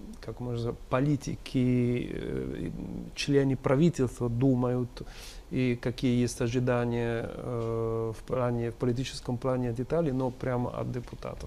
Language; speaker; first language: Russian; non-native, fluent; Italian